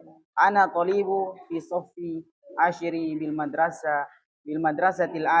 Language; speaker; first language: Arabic; non-native, learner; Indonesian